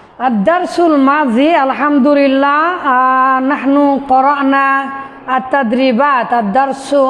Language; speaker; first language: Arabic; non-native, fluent; Bangla